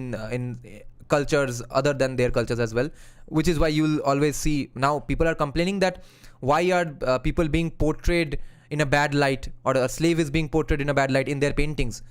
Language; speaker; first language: English; non-native, local second language; Bangla